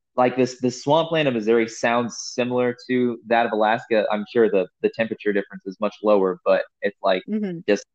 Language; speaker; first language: English; native; English